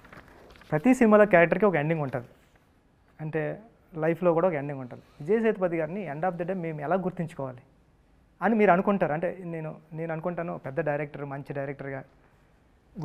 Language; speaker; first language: Telugu; native; Telugu